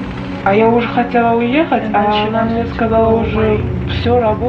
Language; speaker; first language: Russian; non-native, learner; Uzbek